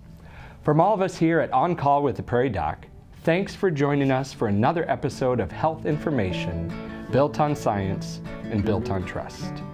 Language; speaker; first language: English; native; English